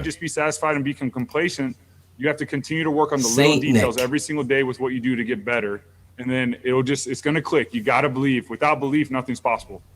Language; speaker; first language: English; native; English